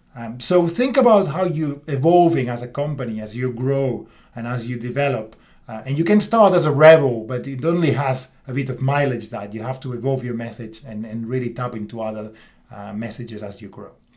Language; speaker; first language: English; non-native, fluent; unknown